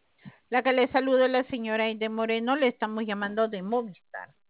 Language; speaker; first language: Spanish; native; Spanish